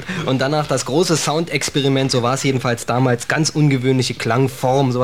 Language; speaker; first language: German; native; German